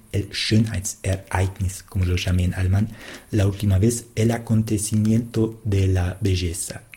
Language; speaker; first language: Spanish; non-native, fluent; German